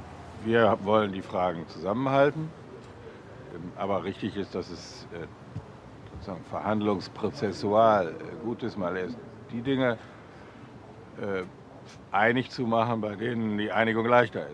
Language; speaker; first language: German; native; German